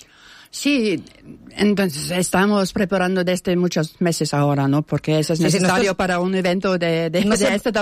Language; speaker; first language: Spanish; non-native, fluent; German